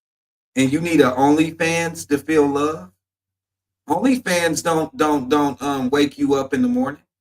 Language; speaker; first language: English; native; English